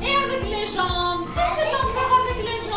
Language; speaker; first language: French; non-native, local second language; Arabic